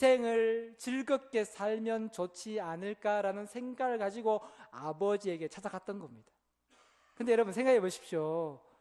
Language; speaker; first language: Korean; native; Korean